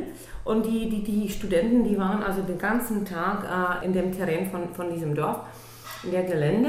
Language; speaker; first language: German; non-native, local second language; Czech